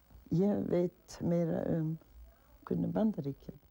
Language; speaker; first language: Icelandic; early bilingual, heritage; Icelandic